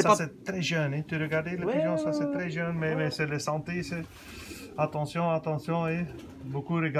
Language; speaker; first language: French; non-native, learner; Dutch